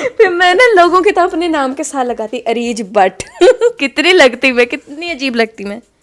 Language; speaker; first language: Urdu; native; Urdu